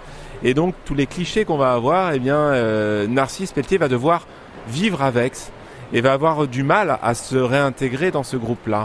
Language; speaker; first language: French; native; French